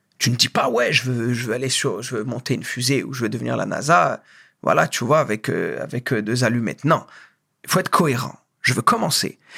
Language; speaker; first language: French; native; French